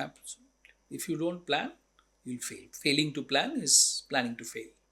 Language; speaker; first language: English; non-native, local second language; Bangla